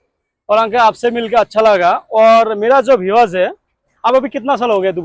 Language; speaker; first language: Hindi; non-native, local second language; Bangla